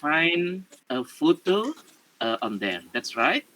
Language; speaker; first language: English; non-native, learner; Indonesian